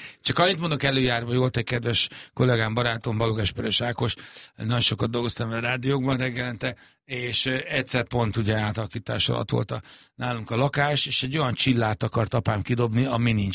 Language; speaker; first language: Hungarian; native; Hungarian